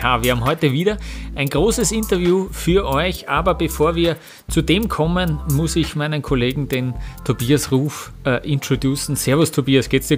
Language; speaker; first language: German; native; German